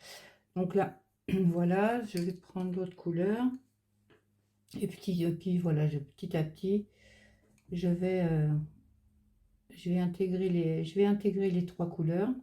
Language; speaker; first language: French; native; French